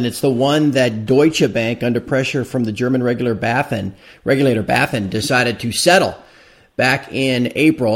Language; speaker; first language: English; native; English